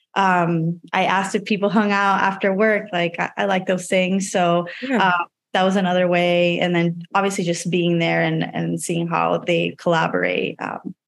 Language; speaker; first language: English; non-native, fluent; Spanish